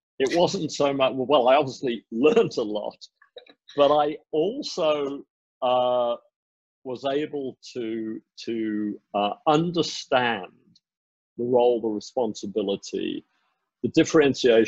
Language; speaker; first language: English; native; English